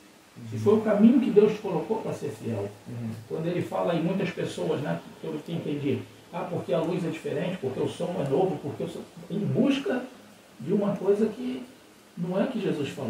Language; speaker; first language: Portuguese; native; Portuguese